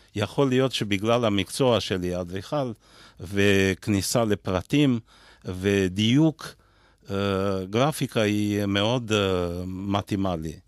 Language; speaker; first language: Hebrew; non-native, fluent; Romanian